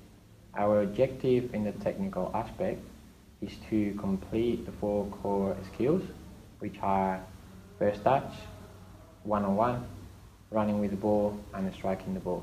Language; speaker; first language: English; non-native, fluent; Spanish